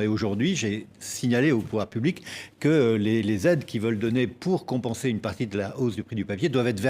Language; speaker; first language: French; native; French